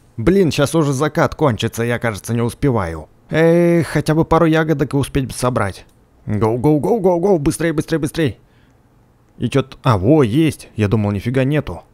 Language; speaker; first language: Russian; native; Russian